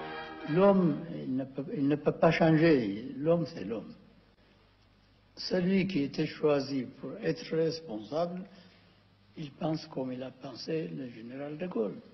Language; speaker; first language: French; non-native, fluent; Amharic